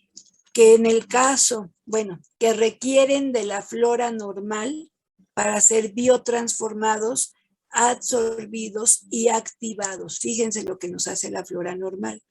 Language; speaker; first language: Spanish; native; Spanish